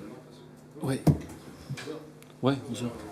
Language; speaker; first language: French; native; French